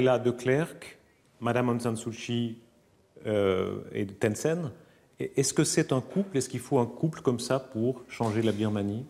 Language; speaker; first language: French; native; French